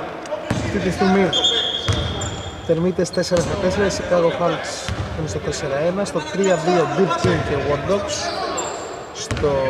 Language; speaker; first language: Greek; native; Greek